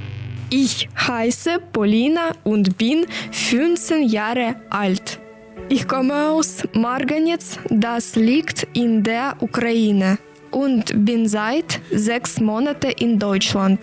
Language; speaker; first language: German; non-native, learner; Ukrainian